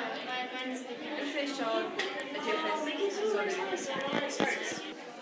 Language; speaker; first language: French; non-native, learner; English